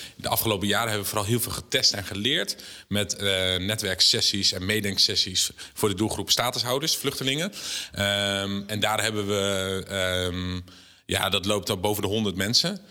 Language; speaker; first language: Dutch; native; Dutch